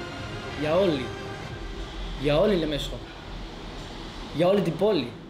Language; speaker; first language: Greek; non-native, fluent; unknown